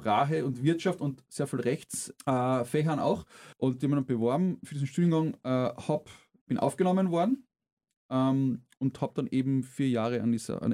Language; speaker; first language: German; native; German